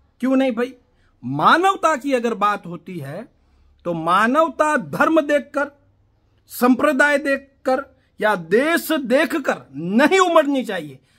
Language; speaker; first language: Hindi; non-native, local second language; Gujarati